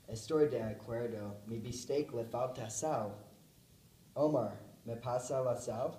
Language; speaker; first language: Spanish; non-native, learner; English